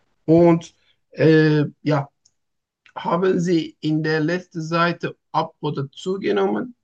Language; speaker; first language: German; non-native, learner; Turkish